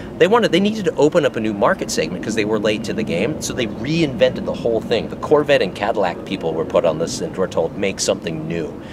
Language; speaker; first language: English; native; English